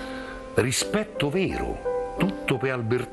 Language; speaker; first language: Italian; native; Italian